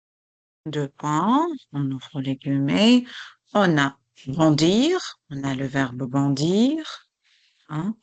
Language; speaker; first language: French; non-native, local second language; Arabic